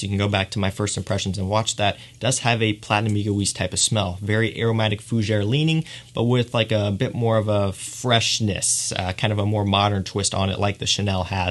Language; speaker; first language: English; native; English